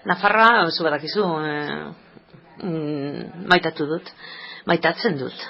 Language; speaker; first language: Basque; non-native, local second language; Spanish